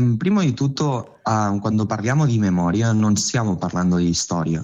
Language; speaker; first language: Italian; non-native, learner; Catalan